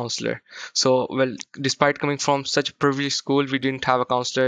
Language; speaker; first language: English; non-native, local second language; Urdu